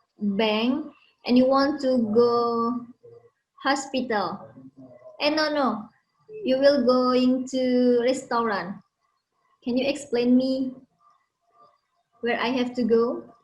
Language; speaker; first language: English; non-native, learner; Indonesian